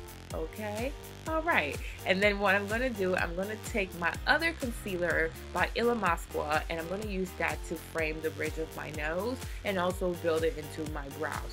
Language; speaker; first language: English; native; English